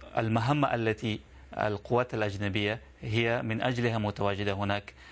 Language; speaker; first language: Arabic; non-native, fluent; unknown